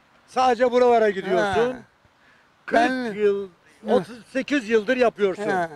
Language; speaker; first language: Turkish; native; Turkish